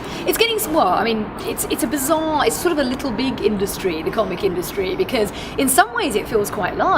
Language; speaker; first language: English; native; English